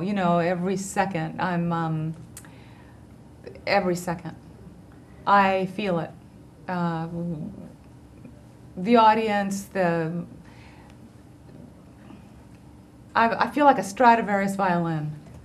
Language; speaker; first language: English; early bilingual, heritage; English